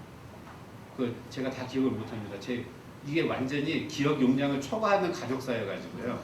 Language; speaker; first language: Korean; native; Korean